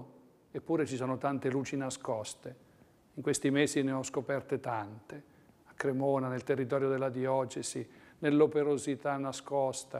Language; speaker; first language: Italian; native; Italian